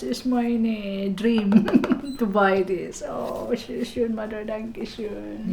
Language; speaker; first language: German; non-native, learner; Cebuano